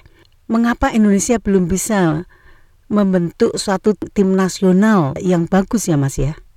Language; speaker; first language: Indonesian; native; Indonesian